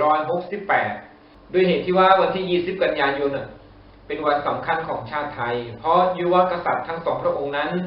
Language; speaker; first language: Thai; native; Thai